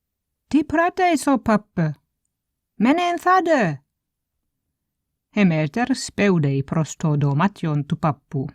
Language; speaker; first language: Greek; non-native, fluent; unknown